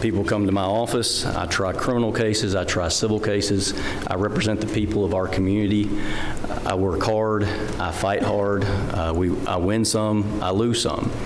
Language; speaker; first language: English; native; English